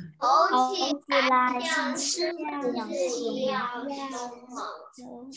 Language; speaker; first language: Chinese; early bilingual, heritage; Chinese